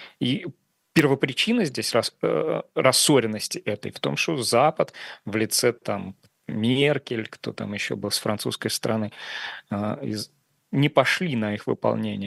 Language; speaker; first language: Russian; native; Russian